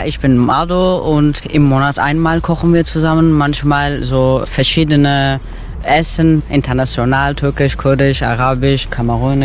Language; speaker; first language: German; non-native, learner; Turkish